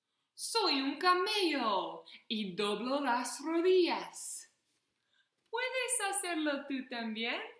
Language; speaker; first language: Spanish; non-native, fluent; English